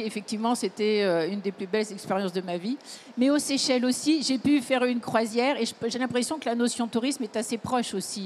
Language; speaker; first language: French; native; French